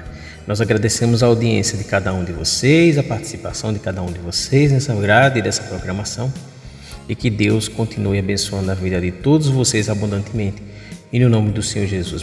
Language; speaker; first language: Portuguese; native; Portuguese